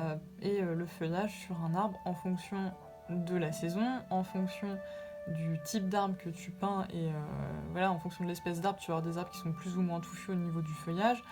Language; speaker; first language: French; native; French